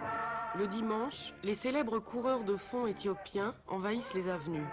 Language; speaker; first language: French; native; French